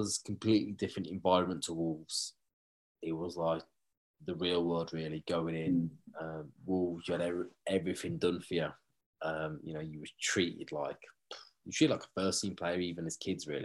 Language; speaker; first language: English; native; English